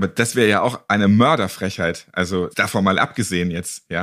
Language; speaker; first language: German; native; German